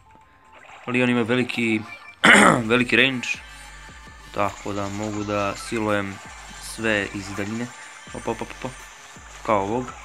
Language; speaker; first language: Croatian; early bilingual, heritage; Croatian